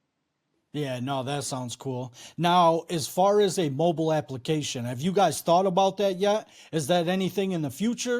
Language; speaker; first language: English; native; English